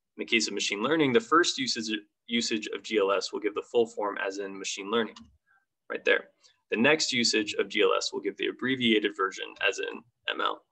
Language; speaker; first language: English; native; English